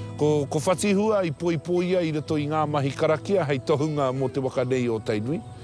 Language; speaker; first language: Māori; native; Māori